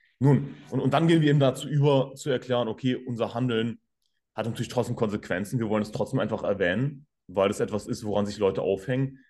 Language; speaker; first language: German; native; German